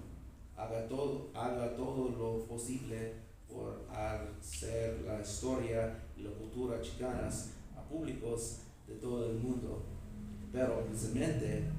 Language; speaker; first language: Spanish; non-native, learner; English